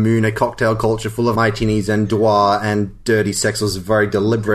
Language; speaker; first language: English; native; English